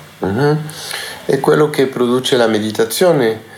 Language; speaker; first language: Italian; non-native, learner; Spanish